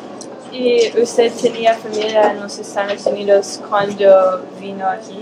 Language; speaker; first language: Spanish; non-native, learner; English